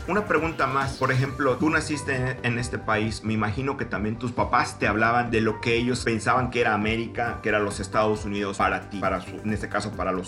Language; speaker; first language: Spanish; native; Spanish